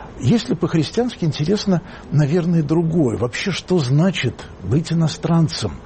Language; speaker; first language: Russian; native; Russian